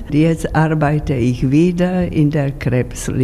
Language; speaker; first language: German; non-native, fluent; Slovak